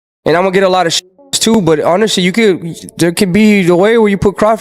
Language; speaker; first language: English; native; English